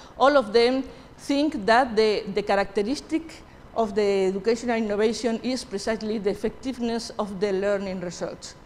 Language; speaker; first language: English; non-native, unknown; Spanish